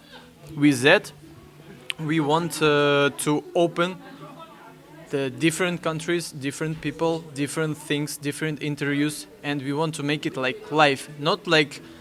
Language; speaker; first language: English; non-native, fluent; Russian